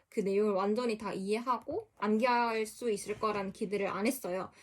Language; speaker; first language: Korean; native; Korean